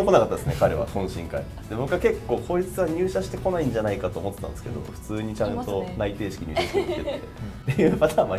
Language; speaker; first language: Japanese; native; Japanese